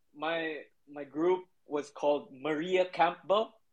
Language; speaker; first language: English; non-native, local second language; Cebuano